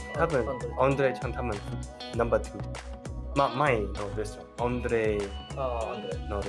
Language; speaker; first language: Japanese; non-native, learner; Chinese